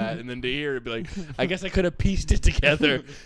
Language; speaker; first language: English; native; English